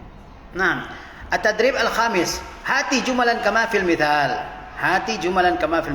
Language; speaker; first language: Arabic; non-native, fluent; Indonesian